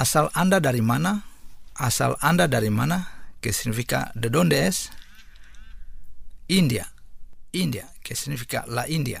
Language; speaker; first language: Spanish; non-native, fluent; Indonesian